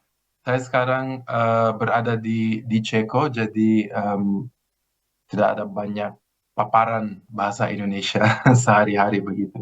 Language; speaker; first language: Indonesian; non-native, fluent; Greek